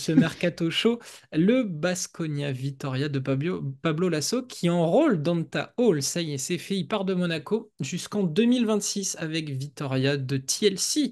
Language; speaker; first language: French; native; French